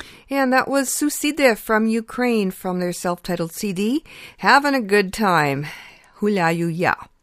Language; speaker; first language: English; early bilingual, other home language; Ukrainian